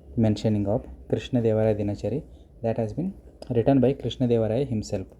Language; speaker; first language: English; non-native, local second language; Kannada